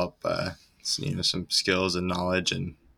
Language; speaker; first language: English; native; English